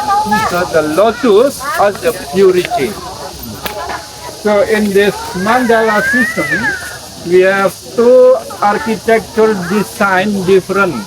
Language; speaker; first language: English; non-native, learner; Indonesian